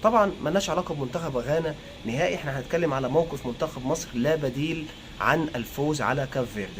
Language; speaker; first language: Arabic; native; Arabic